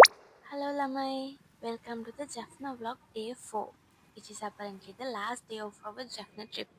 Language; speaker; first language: English; non-native, local second language; Sinhala